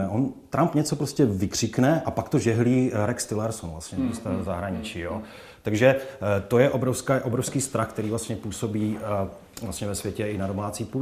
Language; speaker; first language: Czech; native; Czech